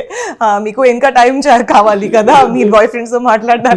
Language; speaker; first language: Telugu; non-native, learner; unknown